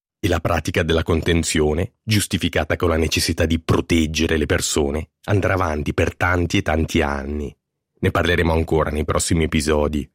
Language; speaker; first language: Italian; native; Italian